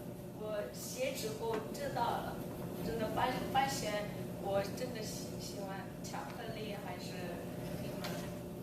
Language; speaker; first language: Chinese; non-native, learner; English